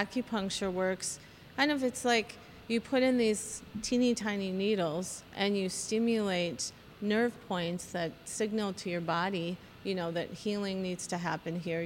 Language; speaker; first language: English; native; English